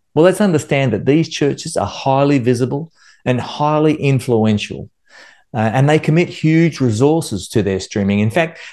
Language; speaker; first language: English; native; English